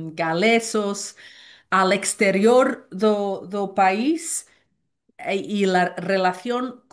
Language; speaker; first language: Portuguese; non-native, learner; Welsh